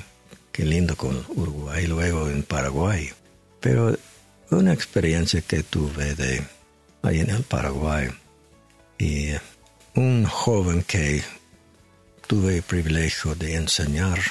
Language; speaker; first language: Spanish; non-native, fluent; English